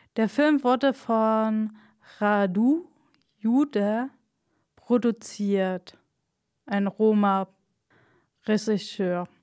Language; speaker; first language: German; non-native, fluent; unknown